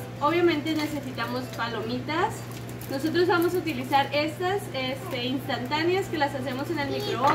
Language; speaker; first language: Spanish; native; Spanish